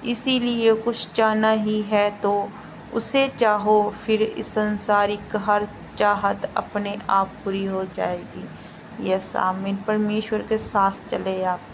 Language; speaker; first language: Hindi; non-native, local second language; Punjabi